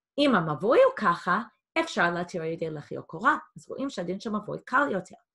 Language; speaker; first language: Hebrew; non-native, fluent; English